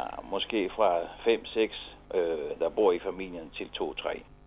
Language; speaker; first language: Danish; non-native, fluent; Italian